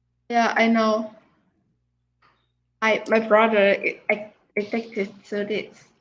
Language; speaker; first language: English; non-native, learner; Vietnamese